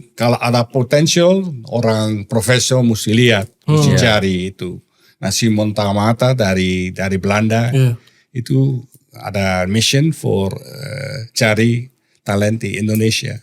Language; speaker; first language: Indonesian; non-native, learner; Dutch